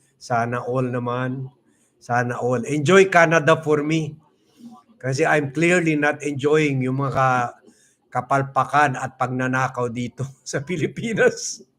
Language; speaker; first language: Filipino; non-native, local second language; Cebuano